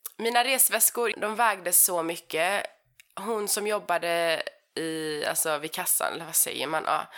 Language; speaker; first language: Swedish; early bilingual, heritage; Swedish